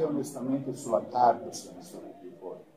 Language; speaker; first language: Italian; non-native, fluent; Croatian